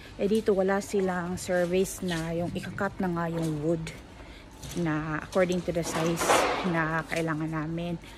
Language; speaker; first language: Filipino; non-native, local second language; Cebuano